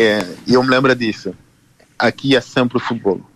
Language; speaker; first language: Portuguese; non-native, fluent; Haitian Creole